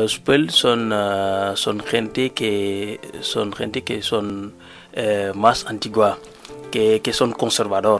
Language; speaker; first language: Spanish; non-native, learner; Wolof